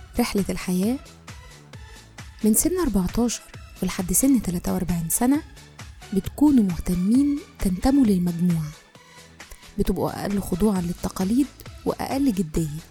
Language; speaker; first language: Arabic; native; Arabic